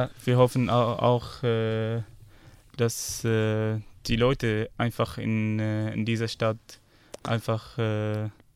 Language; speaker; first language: German; non-native, fluent; Arabic